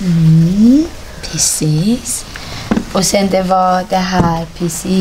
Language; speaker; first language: Swedish; non-native, fluent; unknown